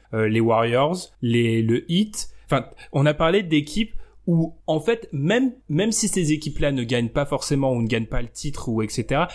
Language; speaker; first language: French; native; French